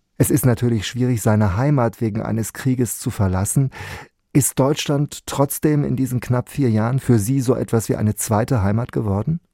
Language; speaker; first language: German; native; German